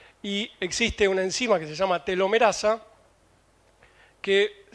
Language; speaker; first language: Spanish; native; Spanish